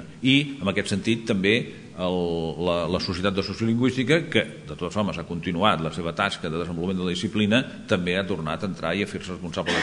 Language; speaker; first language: Catalan; native; Catalan